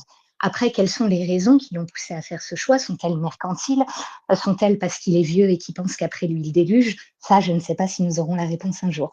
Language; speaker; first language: French; native; French